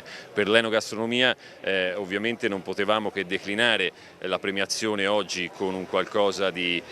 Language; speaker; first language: Italian; native; Italian